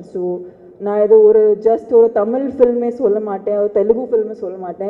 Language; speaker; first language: Tamil; non-native, fluent; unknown